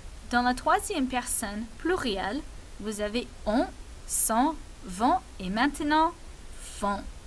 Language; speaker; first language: French; non-native, fluent; English